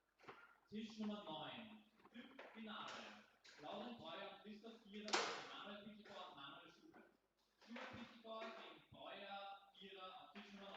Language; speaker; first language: German; native; German